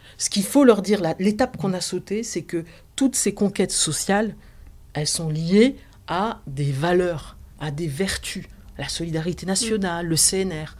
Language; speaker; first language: French; early bilingual, other home language; Arabic